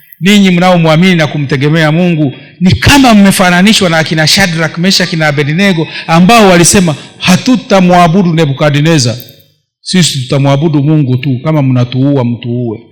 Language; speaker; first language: Swahili; non-native, local second language; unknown